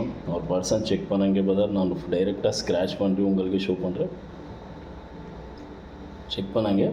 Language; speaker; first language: Tamil; non-native, learner; Kannada